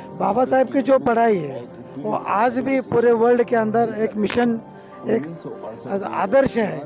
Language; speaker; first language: Hindi; non-native, local second language; Kannada